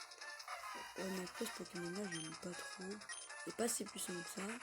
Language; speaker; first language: French; native; French